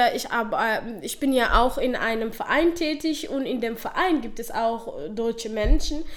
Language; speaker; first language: German; non-native, fluent; Somali